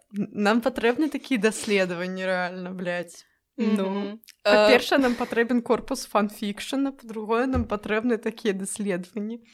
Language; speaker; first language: Belarusian; native; Belarusian